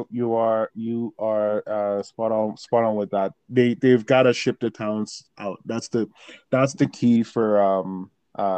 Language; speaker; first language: English; non-native, local second language; Yoruba